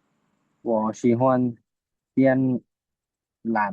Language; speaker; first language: Chinese; non-native, learner; Lao